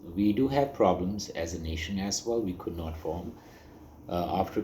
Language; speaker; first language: English; non-native, local second language; Urdu